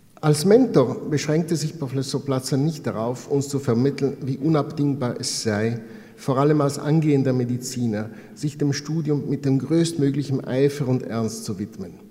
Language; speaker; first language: German; non-native, fluent; Italian